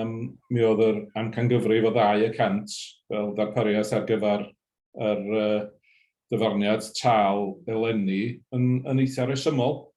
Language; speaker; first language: Welsh; native; Welsh